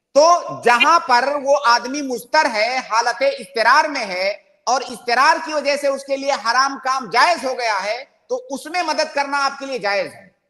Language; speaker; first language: Urdu; native; Urdu